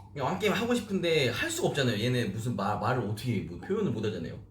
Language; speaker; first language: Korean; native; Korean